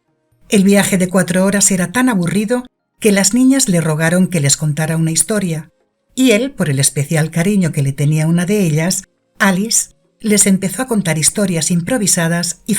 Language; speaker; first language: Spanish; native; Spanish